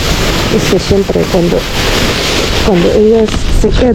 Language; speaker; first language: Spanish; non-native, learner; Filipino